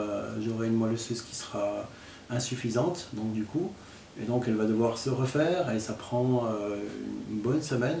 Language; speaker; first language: French; native; French